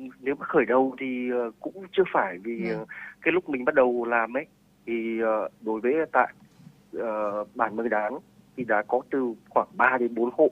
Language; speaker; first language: Vietnamese; non-native, local second language; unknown